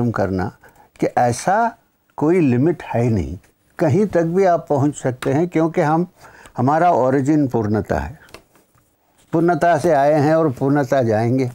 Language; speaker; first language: Hindi; non-native, local second language; Malayalam